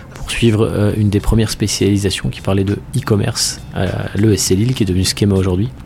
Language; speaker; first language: French; native; French